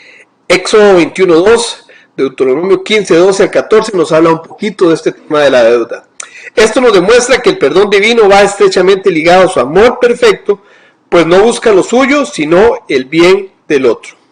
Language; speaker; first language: Spanish; native; Spanish